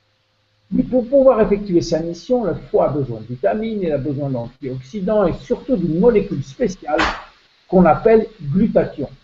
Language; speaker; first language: French; native; French